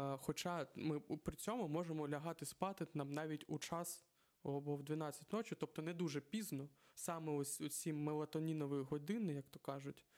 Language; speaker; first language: Ukrainian; non-native, local second language; Russian